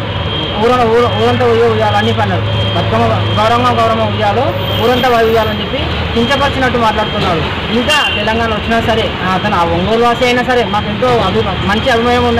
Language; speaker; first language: Telugu; native; Telugu